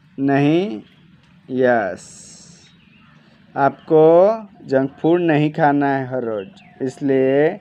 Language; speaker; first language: Hindi; non-native, local second language; Gujarati